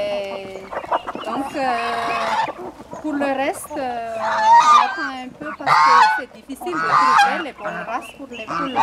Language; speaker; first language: French; non-native, local second language; Malagasy